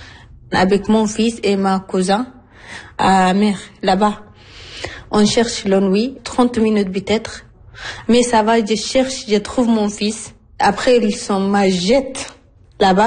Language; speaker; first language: French; non-native, learner; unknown